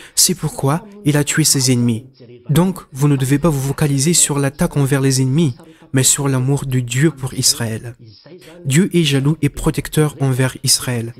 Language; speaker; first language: French; non-native, local second language; Malagasy